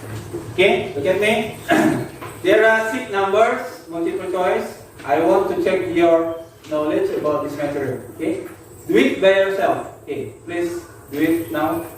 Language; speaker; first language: English; non-native, learner; Indonesian